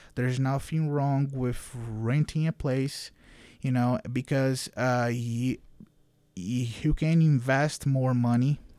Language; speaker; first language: English; non-native, fluent; Portuguese